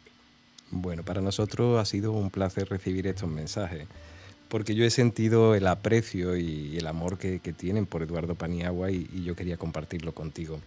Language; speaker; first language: Spanish; native; Spanish